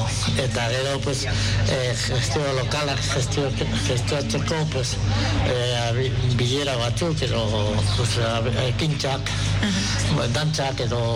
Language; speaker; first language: Basque; non-native, local second language; Spanish